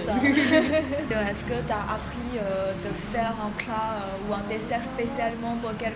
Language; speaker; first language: French; non-native, fluent; Chinese